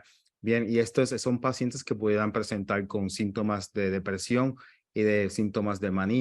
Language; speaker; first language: Spanish; native; Spanish